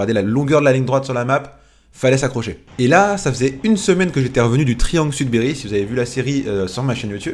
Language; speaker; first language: French; native; French